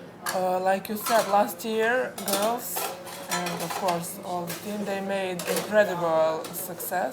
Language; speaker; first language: English; non-native, fluent; Serbian